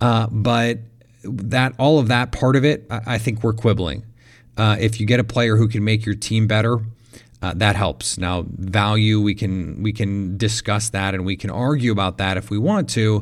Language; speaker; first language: English; native; English